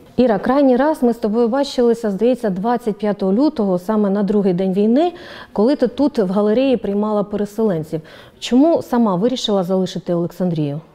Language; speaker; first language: Ukrainian; native; Ukrainian